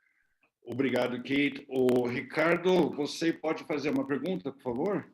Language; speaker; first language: Portuguese; non-native, fluent; English